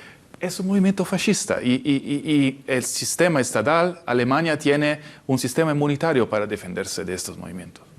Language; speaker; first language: Spanish; non-native, fluent; Italian